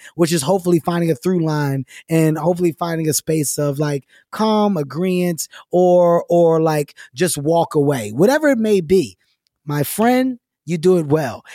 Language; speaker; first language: English; native; English